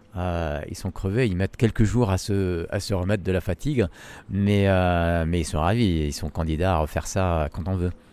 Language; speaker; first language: French; non-native, local second language; Arabic